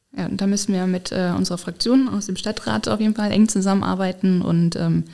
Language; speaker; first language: German; native; German